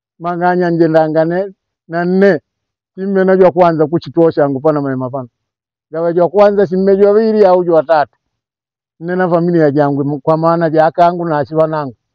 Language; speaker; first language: Swahili; non-native, local second language; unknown